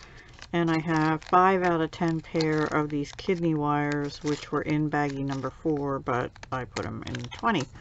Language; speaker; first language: English; native; English